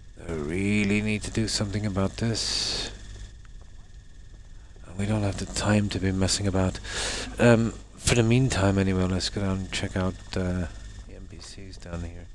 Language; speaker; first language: English; native; English